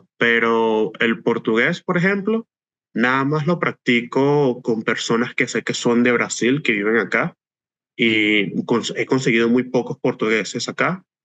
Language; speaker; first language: Spanish; native; Spanish